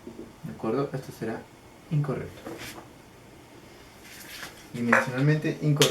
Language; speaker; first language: Spanish; native; Spanish